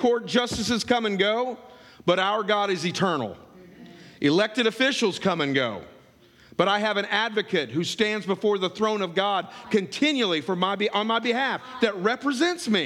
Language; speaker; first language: English; native; English